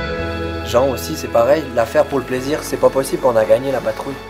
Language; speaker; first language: French; native; French